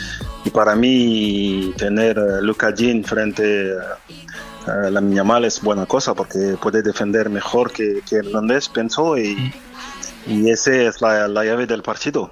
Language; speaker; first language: Spanish; non-native, fluent; French